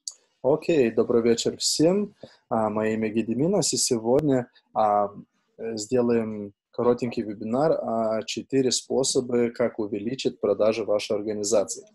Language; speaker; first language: Russian; non-native, fluent; Lithuanian